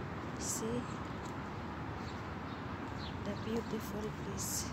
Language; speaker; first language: English; non-native, learner; Filipino